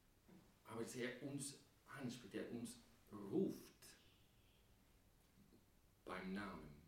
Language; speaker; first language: German; non-native, fluent; English